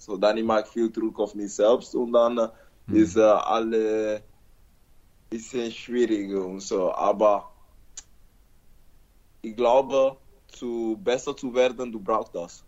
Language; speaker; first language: German; non-native, learner; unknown